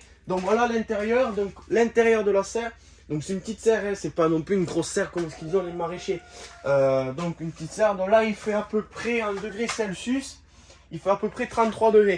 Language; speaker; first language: French; native; French